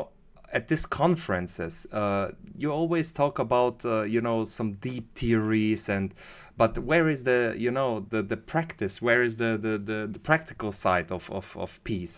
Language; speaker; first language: English; non-native, fluent; German